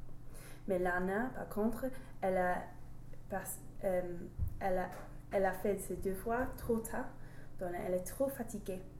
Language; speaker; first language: French; non-native, learner; English